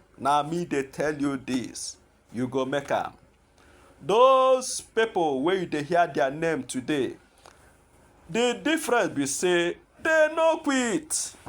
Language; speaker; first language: Nigerian Pidgin; non-native, local second language; Igbo